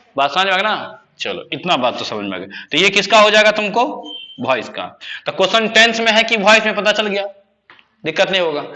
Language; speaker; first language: Hindi; native; Hindi